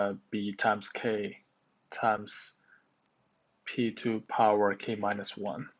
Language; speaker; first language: English; non-native, learner; Chinese